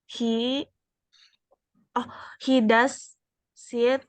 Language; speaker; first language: English; non-native, learner; Indonesian